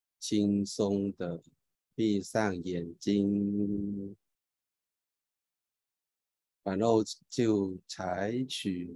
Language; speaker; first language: Chinese; non-native, fluent; Thai